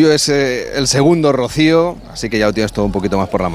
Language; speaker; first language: Spanish; native; Spanish